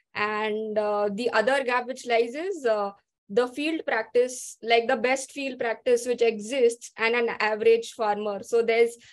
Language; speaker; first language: English; non-native, local second language; Marathi